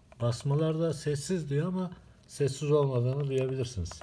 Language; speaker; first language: Turkish; native; Turkish